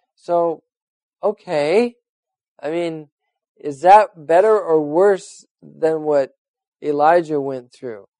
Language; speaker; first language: English; native; English